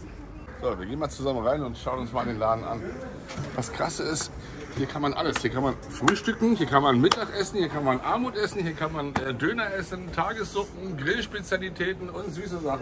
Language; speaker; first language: German; native; German